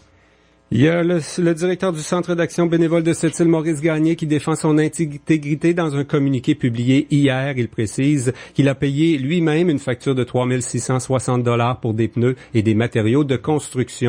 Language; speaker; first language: French; native; French